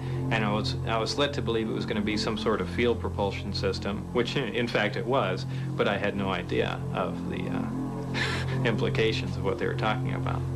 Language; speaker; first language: English; native; English